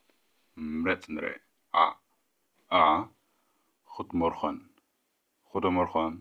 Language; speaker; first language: Dutch; non-native, fluent; Tigrinya